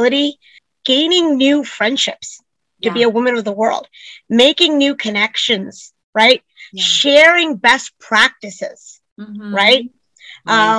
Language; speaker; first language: English; native; English